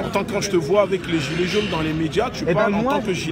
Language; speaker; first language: French; native; French